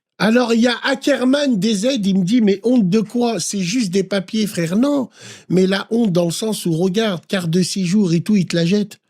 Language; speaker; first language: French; native; French